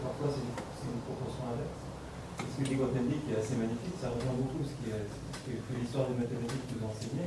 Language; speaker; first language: French; native; French